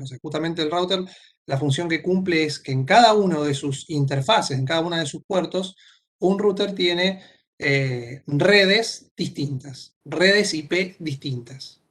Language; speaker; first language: Spanish; native; Spanish